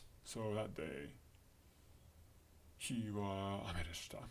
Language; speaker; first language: Japanese; non-native, learner; English